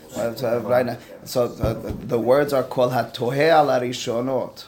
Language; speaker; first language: English; native; English